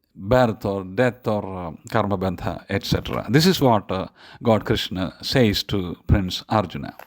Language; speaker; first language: English; non-native, local second language; Malayalam